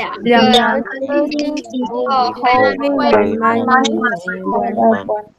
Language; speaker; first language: Chinese; non-native, learner; Indonesian